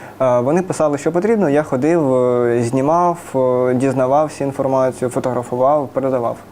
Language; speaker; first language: Ukrainian; native; Ukrainian